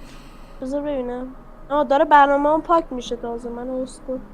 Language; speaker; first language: Persian; native; Persian